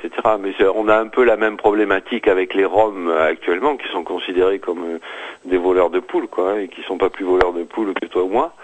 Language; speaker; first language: French; native; French